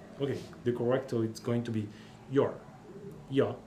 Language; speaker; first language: English; non-native, learner; Portuguese